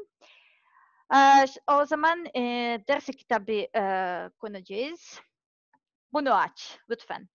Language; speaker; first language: Turkish; non-native, learner; Serbian